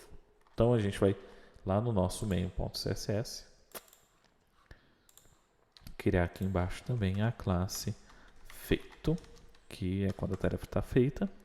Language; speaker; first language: Portuguese; native; Portuguese